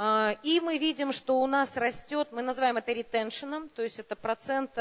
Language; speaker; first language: Russian; native; Russian